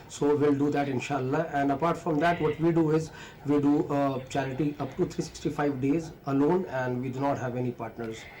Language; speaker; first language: Hindi; native; Hindi